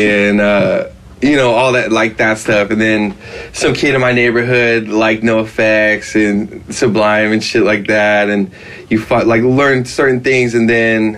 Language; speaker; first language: English; native; English